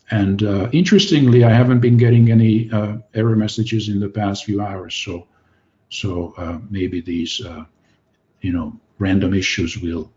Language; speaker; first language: English; non-native, fluent; Hungarian